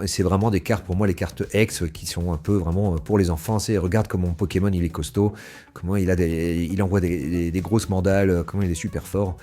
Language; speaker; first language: French; native; French